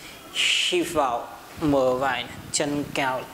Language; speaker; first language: Vietnamese; non-native, learner; Hindi